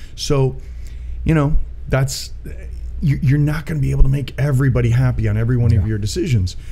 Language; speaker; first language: English; native; English